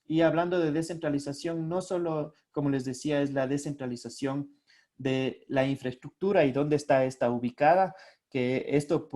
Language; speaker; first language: Spanish; native; Spanish